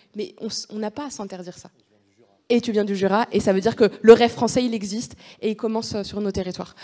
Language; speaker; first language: French; native; French